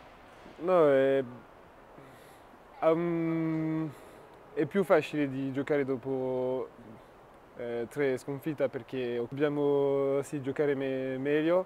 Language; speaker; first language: Italian; non-native, fluent; French